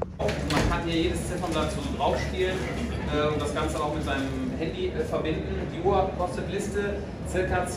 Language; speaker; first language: German; native; German